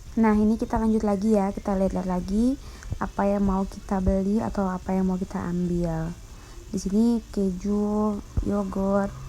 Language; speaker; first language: Indonesian; native; Indonesian